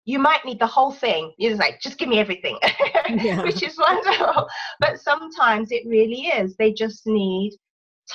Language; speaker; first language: English; native; English